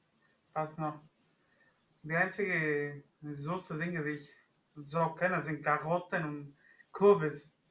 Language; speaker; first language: German; non-native, learner; Spanish